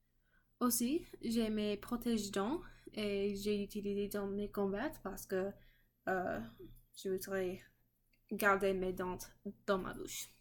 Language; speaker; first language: French; non-native, learner; English